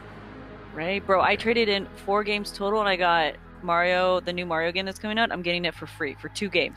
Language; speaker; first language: English; native; English